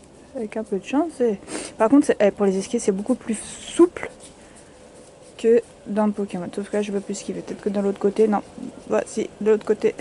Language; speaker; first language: French; native; French